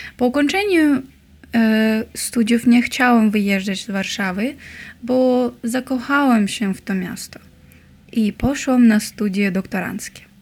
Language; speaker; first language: Polish; non-native, learner; Russian